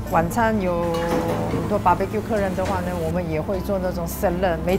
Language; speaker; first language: Chinese; non-native, fluent; Korean